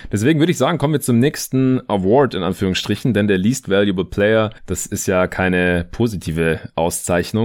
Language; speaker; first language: German; native; German